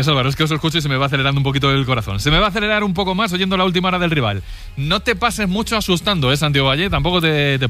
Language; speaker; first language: Spanish; native; Spanish